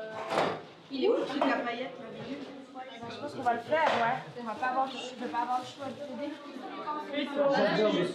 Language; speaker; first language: French; native; French